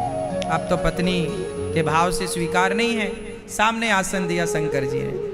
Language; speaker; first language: Hindi; native; Hindi